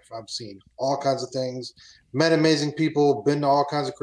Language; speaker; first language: English; non-native, fluent; German